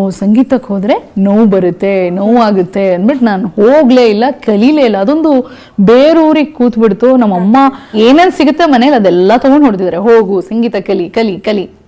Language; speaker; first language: Kannada; native; Kannada